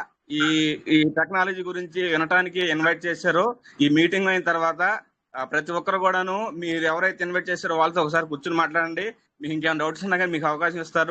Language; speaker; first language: Telugu; native; Telugu